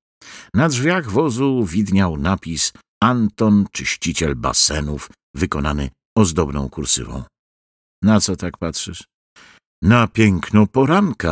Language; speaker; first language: Polish; native; Polish